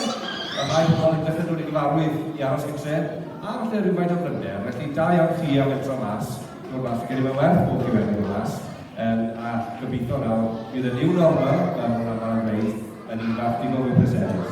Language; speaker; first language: Welsh; native; Welsh